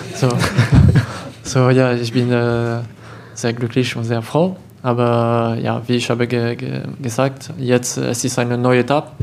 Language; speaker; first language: German; non-native, learner; French